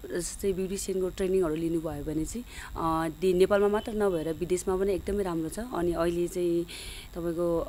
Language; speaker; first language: Nepali; non-native, local second language; Sherpa